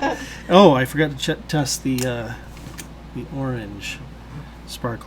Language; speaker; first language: English; native; English